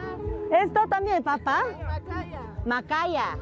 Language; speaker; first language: Spanish; non-native, learner; Korean